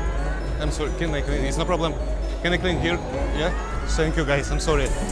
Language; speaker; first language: English; non-native, learner; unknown